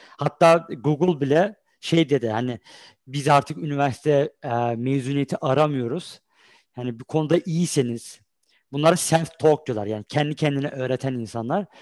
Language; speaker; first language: Turkish; early bilingual, heritage; Turkish